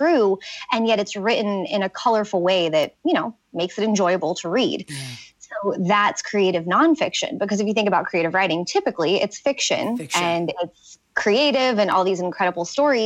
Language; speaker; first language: English; native; English